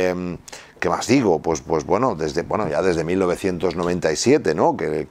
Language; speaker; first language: Spanish; native; Spanish